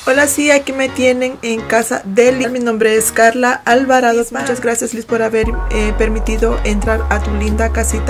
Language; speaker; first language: Spanish; native; Spanish